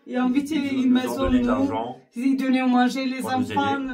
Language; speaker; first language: French; non-native, learner; Arabic